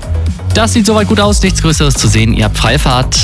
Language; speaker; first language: German; native; German